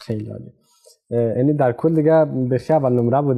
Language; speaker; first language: Persian; native; Persian